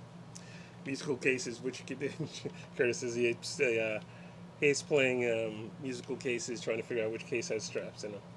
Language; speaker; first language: English; native; English